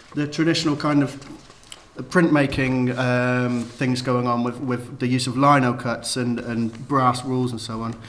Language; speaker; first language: English; native; English